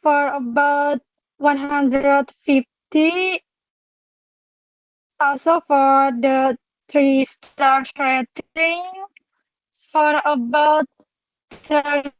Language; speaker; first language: English; non-native, local second language; Indonesian